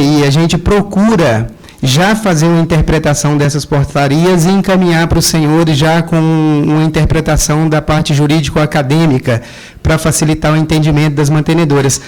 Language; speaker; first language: Portuguese; native; Portuguese